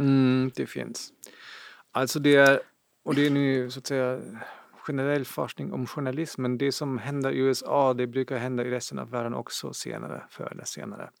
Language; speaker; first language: Swedish; non-native, fluent; German